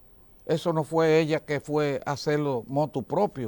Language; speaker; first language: Spanish; native; Spanish